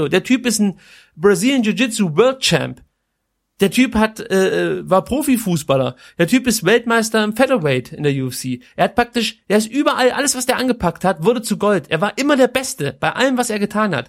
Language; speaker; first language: German; native; German